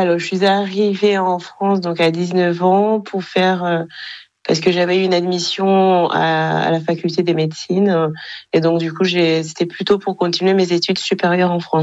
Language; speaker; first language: French; non-native, local second language; Kinyarwanda